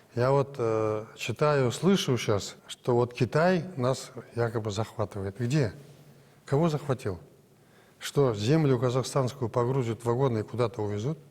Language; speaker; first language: Russian; non-native, local second language; Kazakh